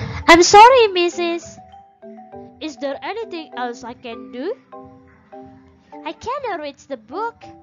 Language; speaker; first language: English; non-native, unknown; Indonesian